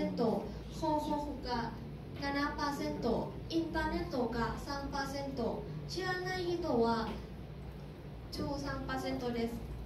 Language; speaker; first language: Japanese; non-native, learner; Thai